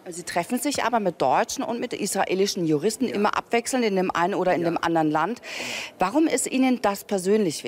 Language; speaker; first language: German; native; German